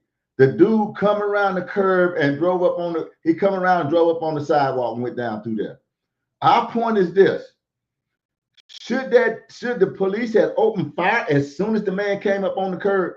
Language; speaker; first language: English; native; English